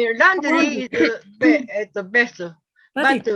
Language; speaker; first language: English; non-native, learner; Japanese